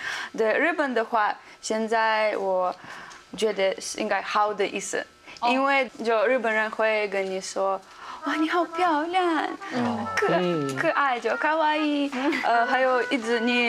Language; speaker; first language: Chinese; non-native, fluent; Russian